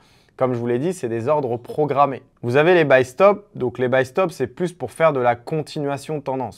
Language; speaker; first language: French; native; French